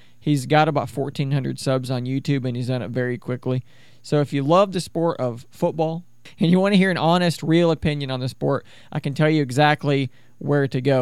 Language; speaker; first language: English; native; English